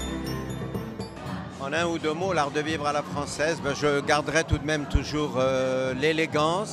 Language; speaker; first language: French; native; French